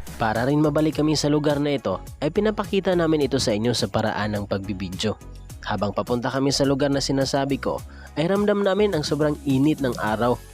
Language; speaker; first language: Filipino; non-native, local second language; Cebuano